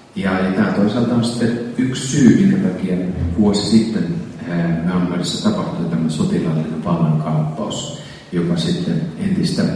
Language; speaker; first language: Finnish; native; Finnish